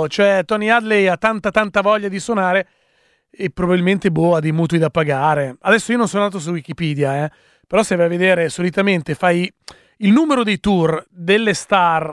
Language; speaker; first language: Italian; native; Italian